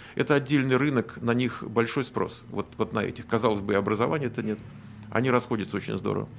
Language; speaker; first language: Russian; native; Russian